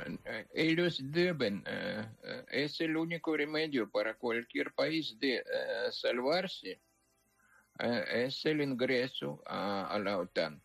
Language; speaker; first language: Spanish; non-native, fluent; Ukrainian